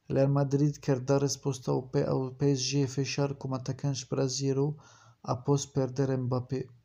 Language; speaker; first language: Portuguese; non-native, fluent; French